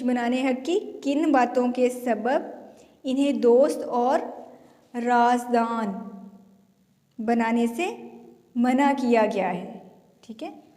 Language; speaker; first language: Urdu; native; Urdu